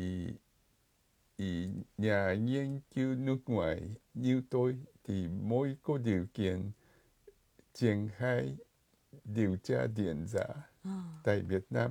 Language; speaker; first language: Vietnamese; non-native, fluent; Japanese